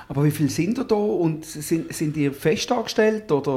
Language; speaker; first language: German; native; German